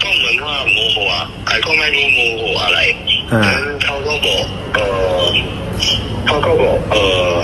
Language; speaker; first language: Thai; non-native, learner; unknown